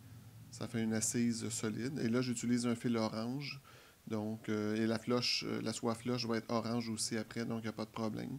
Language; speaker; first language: French; native; French